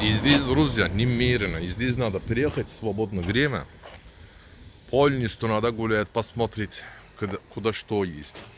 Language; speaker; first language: Russian; non-native, learner; Turkish